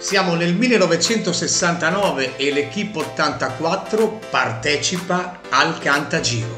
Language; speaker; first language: Italian; native; Italian